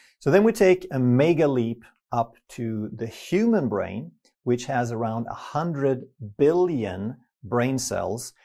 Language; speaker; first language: English; non-native, fluent; Swedish